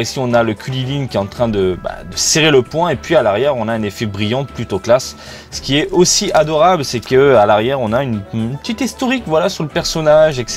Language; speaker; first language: French; native; French